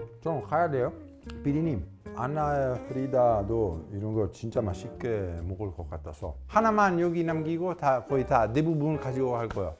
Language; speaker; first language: Korean; non-native, fluent; Italian